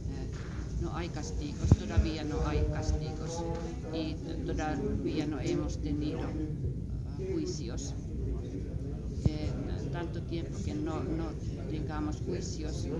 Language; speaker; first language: Spanish; non-native, fluent; Finnish